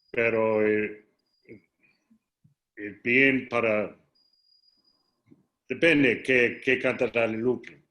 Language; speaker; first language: Spanish; non-native, learner; English